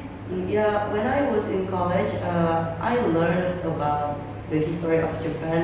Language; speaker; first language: English; non-native, learner; Indonesian